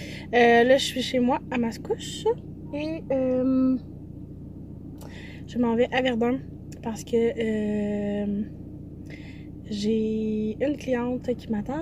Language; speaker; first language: French; native; French